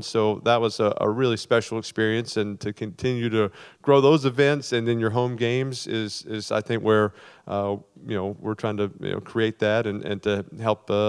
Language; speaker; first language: English; native; English